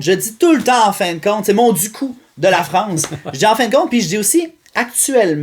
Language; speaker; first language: French; native; French